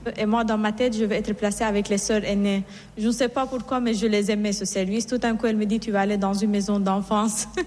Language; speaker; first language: French; non-native, fluent; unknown